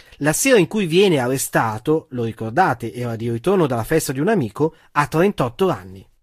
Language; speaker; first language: Italian; native; Italian